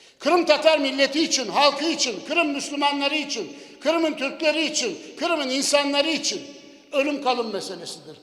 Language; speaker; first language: Turkish; native; Turkish